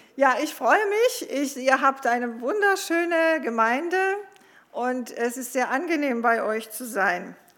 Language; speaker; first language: German; non-native, fluent; Croatian